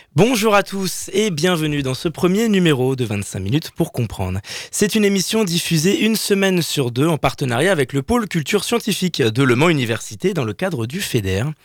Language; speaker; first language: French; native; French